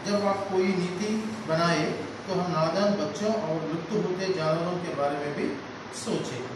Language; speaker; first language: Hindi; non-native, local second language; Telugu